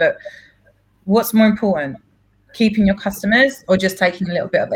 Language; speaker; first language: English; non-native, local second language; Greek